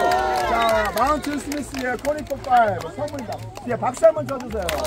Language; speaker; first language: Korean; native; Korean